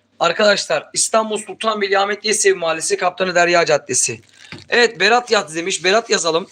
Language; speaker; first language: Turkish; native; Turkish